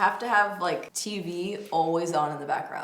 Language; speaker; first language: English; native; English